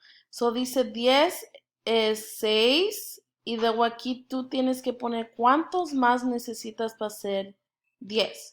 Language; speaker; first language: Spanish; early bilingual, other home language; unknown